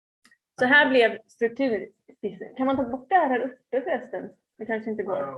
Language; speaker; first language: Swedish; native; Swedish